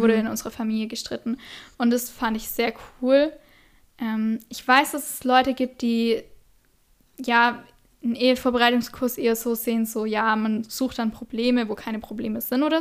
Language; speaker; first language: German; native; German